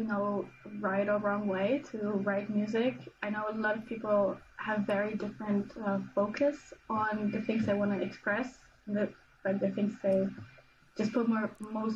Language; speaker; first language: English; non-native, fluent; German